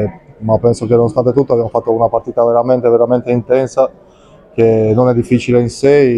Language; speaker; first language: Italian; non-native, fluent; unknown